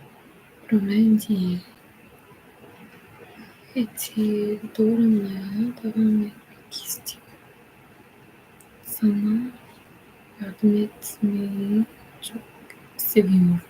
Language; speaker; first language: Turkish; non-native, learner; English